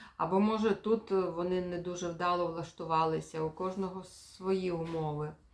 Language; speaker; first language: Ukrainian; native; Ukrainian